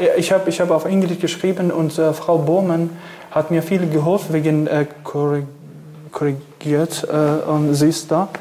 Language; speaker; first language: German; non-native, learner; Kurdish